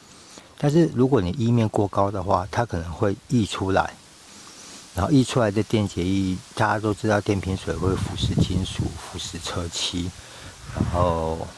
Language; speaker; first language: Chinese; native; Chinese